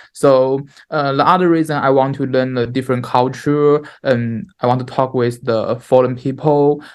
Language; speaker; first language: English; non-native, learner; Chinese